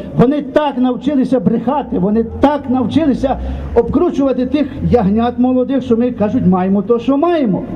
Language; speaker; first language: Ukrainian; native; Ukrainian